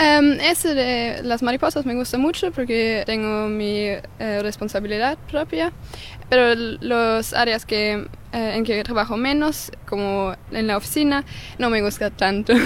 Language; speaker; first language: Spanish; non-native, fluent; German